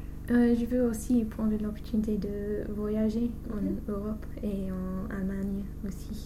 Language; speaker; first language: French; non-native, fluent; English